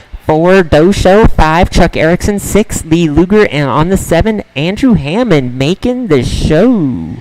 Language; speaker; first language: English; native; English